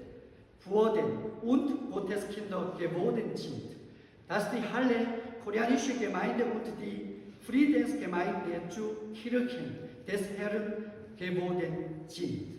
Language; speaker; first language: German; non-native, learner; Korean